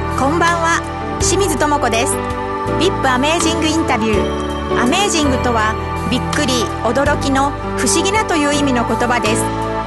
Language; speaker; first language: Japanese; native; Japanese